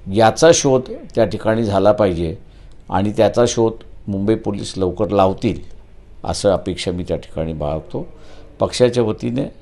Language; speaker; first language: Marathi; native; Marathi